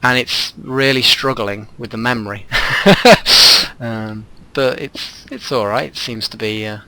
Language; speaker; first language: English; native; English